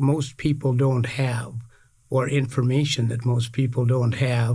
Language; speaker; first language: English; native; English